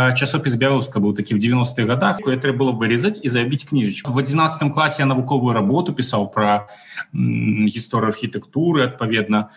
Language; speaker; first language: Belarusian; non-native, local second language; Russian